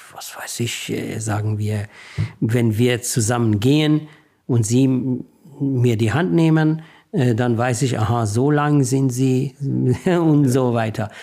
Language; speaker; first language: German; non-native, fluent; Persian